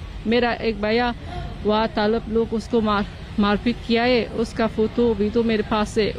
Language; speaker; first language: Hindi; non-native, learner; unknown